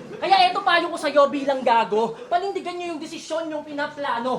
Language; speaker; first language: Filipino; native; Filipino